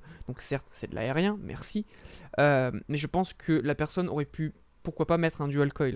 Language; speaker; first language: French; native; French